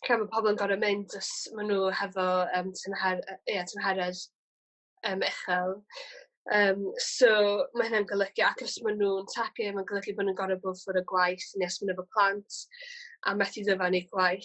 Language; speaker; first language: Welsh; native; Welsh